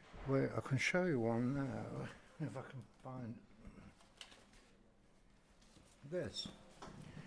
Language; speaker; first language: English; native; English